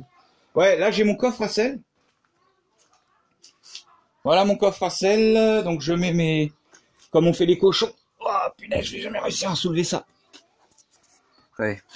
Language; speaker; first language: French; native; French